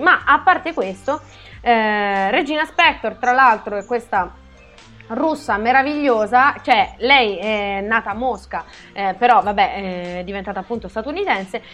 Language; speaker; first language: Italian; native; Italian